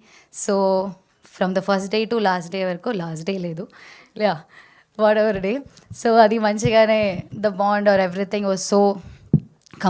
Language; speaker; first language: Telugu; non-native, learner; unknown